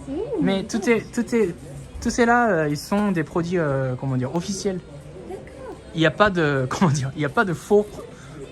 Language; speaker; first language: French; non-native, fluent; Japanese